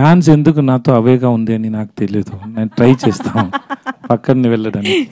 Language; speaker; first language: Telugu; non-native, learner; Tamil